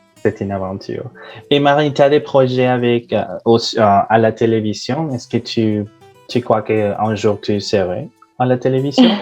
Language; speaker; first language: French; non-native, fluent; Spanish